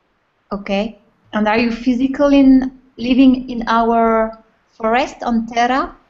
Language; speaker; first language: English; non-native, fluent; French